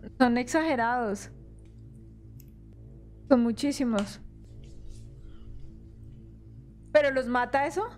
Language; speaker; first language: Spanish; native; Spanish